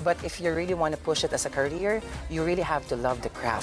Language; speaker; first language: English; non-native, local second language; Filipino